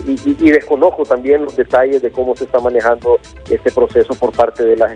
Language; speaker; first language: Spanish; native; Spanish